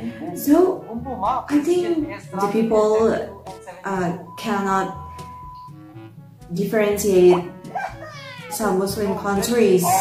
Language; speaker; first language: English; non-native, learner; Indonesian